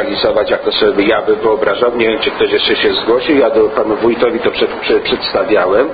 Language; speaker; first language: Polish; native; Polish